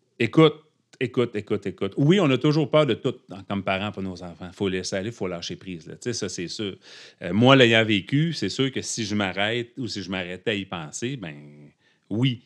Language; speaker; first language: French; native; French